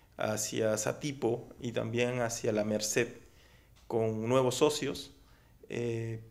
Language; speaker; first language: Spanish; native; Spanish